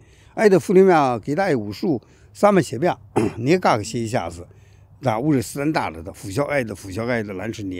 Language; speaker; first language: Russian; non-native, learner; Chinese